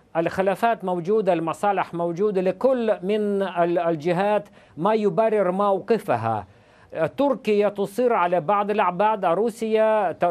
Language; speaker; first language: Arabic; non-native, fluent; Russian